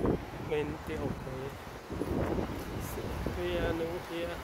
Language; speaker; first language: Danish; non-native, learner; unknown